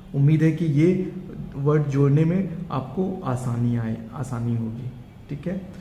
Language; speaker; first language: Hindi; native; Hindi